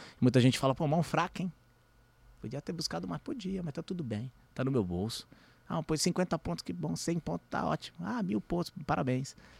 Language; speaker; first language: Portuguese; early bilingual, other home language; Spanish